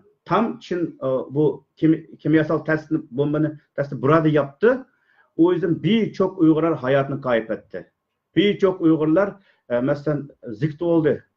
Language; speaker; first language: Turkish; non-native, learner; Uyghur